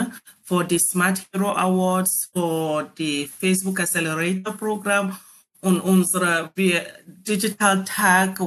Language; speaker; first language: German; non-native, learner; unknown